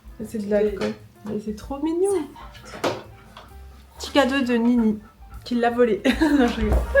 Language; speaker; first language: French; native; French